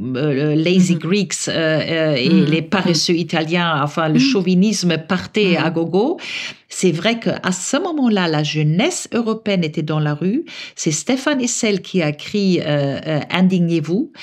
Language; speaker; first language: French; non-native, fluent; German